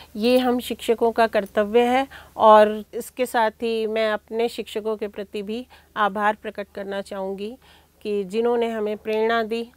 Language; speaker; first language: Hindi; native; Hindi